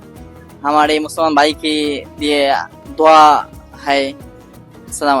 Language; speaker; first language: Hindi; non-native, learner; Bangla